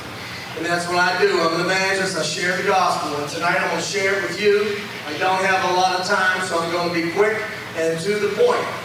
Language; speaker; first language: English; native; English